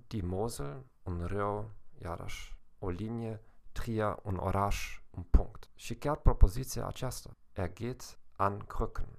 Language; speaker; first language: Romanian; non-native, fluent; German